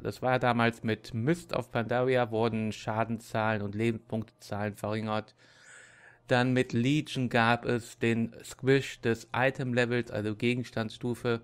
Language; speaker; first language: German; native; German